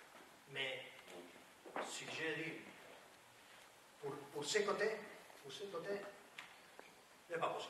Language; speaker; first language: French; non-native, learner; Spanish